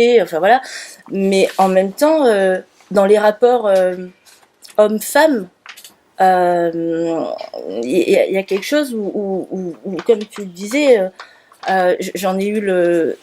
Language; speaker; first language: French; native; French